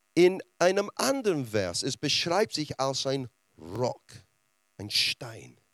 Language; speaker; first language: German; non-native, fluent; English